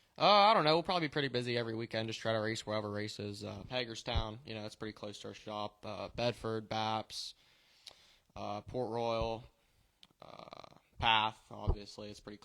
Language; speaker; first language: English; native; English